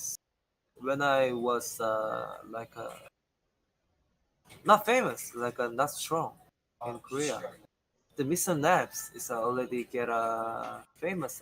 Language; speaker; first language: English; non-native, learner; Korean